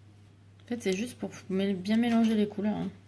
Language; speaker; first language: French; native; French